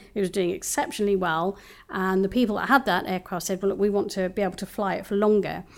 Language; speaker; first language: English; native; English